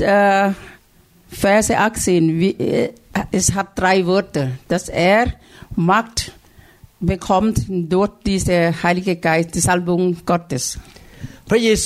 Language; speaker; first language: German; non-native, learner; Thai